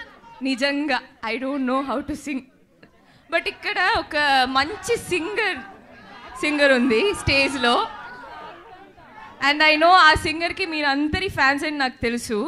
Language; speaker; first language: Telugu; non-native, local second language; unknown